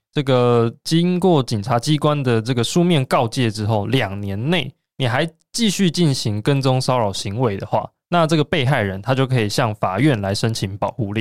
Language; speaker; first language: Chinese; native; Chinese